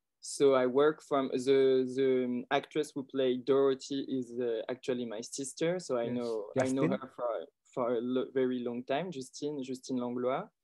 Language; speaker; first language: English; non-native, learner; French